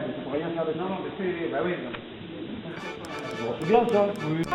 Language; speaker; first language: French; native; French